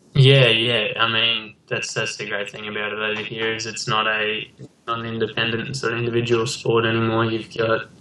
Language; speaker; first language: English; native; English